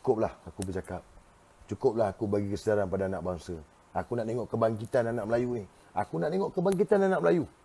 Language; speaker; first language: Malay; native; Malay